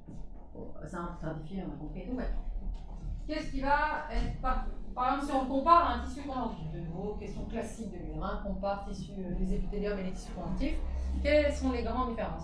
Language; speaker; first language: French; native; French